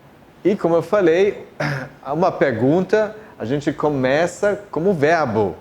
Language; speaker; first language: Portuguese; non-native, fluent; German